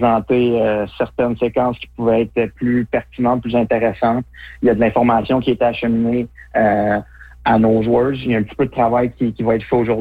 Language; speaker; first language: French; native; French